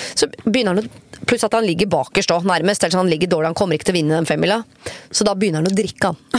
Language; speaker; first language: Norwegian; native; Norwegian